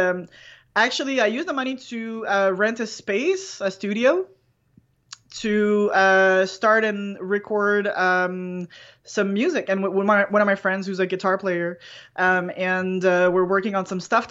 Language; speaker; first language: English; non-native, fluent; French